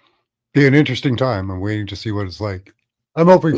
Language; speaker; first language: English; native; English